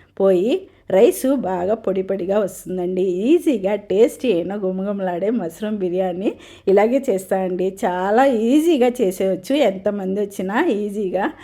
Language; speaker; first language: Telugu; non-native, local second language; Tamil